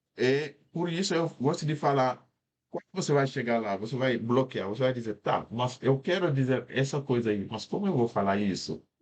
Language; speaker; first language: Portuguese; non-native, fluent; Wolof